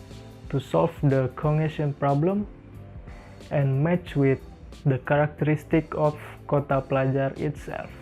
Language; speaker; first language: English; non-native, learner; Indonesian